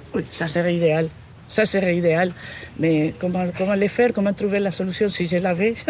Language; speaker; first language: French; non-native, fluent; Spanish